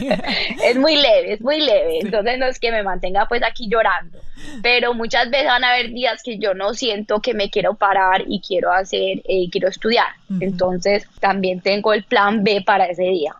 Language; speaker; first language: Spanish; native; Spanish